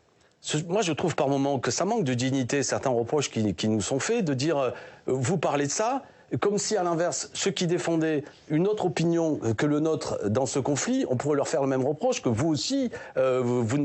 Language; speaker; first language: French; native; French